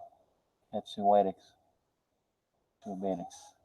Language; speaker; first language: English; non-native, learner; Spanish